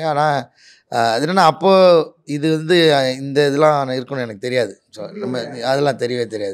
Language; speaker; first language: Tamil; native; Tamil